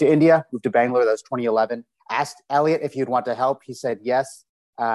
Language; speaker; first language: English; native; English